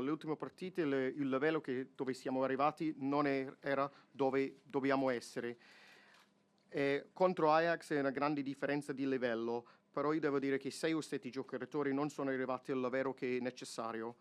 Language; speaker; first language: Italian; non-native, fluent; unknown